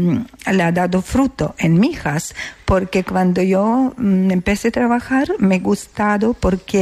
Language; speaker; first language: Spanish; non-native, learner; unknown